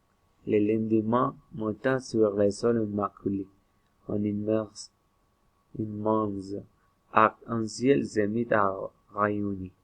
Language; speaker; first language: French; non-native, learner; Spanish